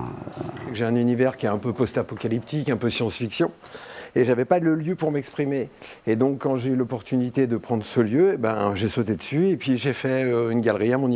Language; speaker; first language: French; native; French